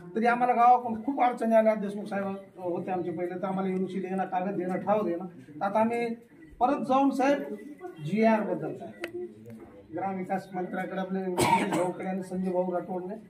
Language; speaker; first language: Marathi; non-native, local second language; Lambadi